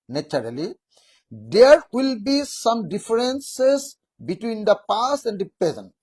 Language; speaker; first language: English; non-native, local second language; Assamese